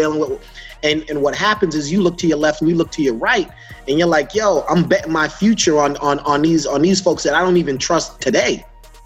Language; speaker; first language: English; native; English